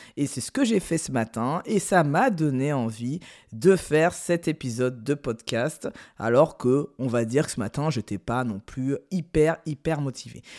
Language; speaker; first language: French; native; French